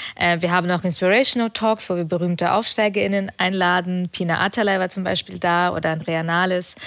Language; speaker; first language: German; early bilingual, other home language; Russian